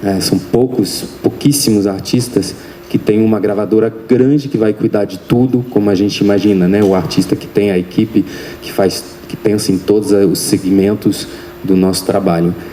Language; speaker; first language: Portuguese; non-native, fluent; French